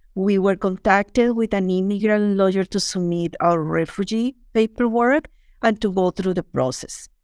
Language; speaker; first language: English; non-native, fluent; Spanish